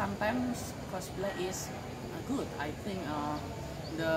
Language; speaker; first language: English; non-native, learner; Indonesian